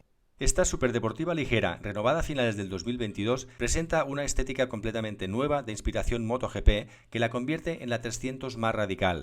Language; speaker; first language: Spanish; native; Spanish